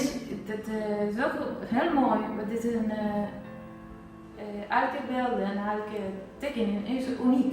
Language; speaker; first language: Dutch; non-native, learner; Spanish